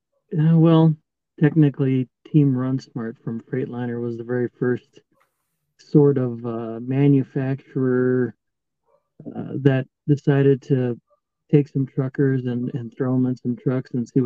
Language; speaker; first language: English; native; English